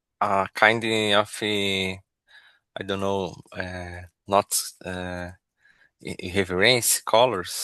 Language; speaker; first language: English; non-native, learner; Portuguese